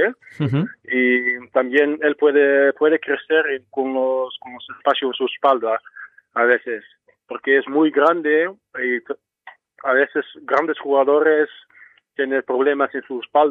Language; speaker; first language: Spanish; non-native, fluent; Dutch